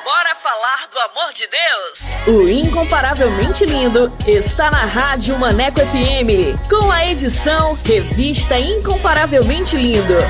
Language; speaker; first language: Portuguese; native; Portuguese